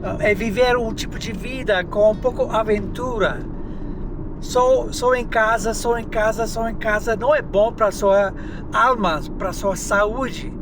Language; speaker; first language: Portuguese; non-native, learner; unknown